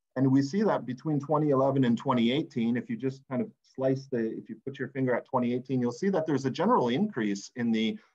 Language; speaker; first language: English; native; English